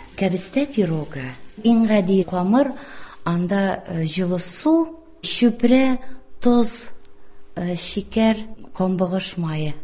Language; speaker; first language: Tatar; non-native, local second language; Russian